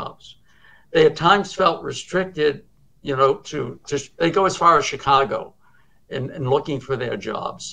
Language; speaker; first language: English; native; English